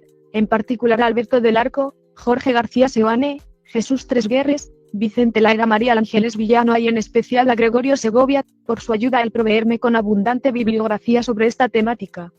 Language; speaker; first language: Spanish; native; Spanish